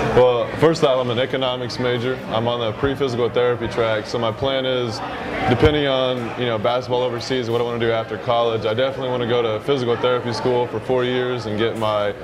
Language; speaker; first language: English; native; English